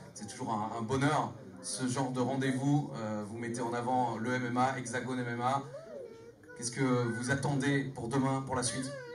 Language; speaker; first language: French; native; French